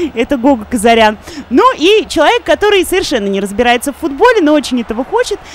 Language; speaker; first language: Russian; non-native, local second language; Armenian